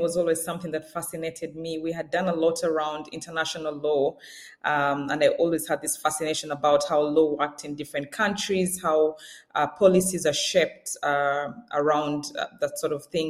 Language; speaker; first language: English; non-native, local second language; Ganda